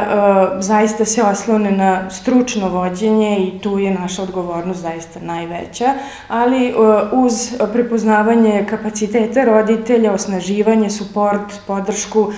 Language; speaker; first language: Serbian; native; Serbian